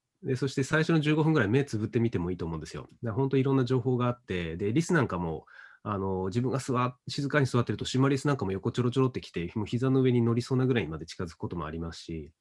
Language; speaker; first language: Japanese; native; Japanese